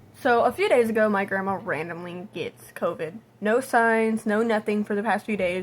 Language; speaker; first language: English; native; English